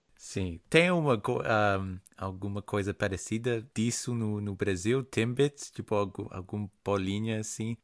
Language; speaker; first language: Portuguese; non-native, fluent; English